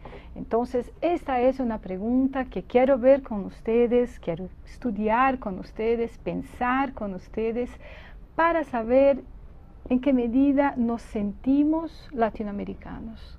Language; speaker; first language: Spanish; non-native, fluent; Portuguese